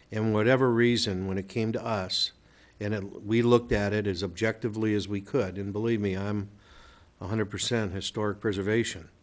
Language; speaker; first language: English; native; English